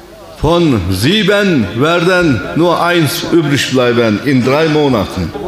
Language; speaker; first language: German; non-native, fluent; Turkish